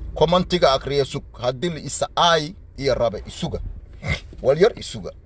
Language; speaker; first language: Somali; non-native, local second language; Swahili